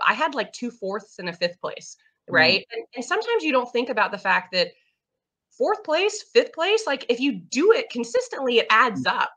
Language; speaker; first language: English; native; English